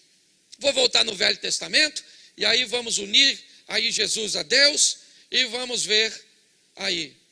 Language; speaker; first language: Portuguese; native; Portuguese